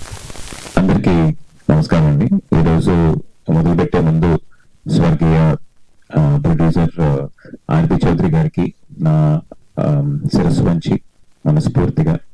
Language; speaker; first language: Telugu; native; Telugu